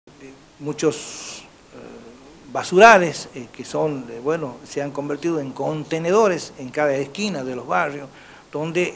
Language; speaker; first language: Spanish; native; Spanish